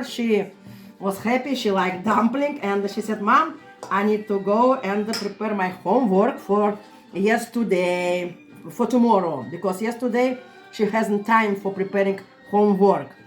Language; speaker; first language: English; non-native, learner; Russian